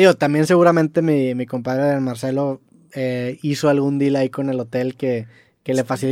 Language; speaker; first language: Spanish; native; Spanish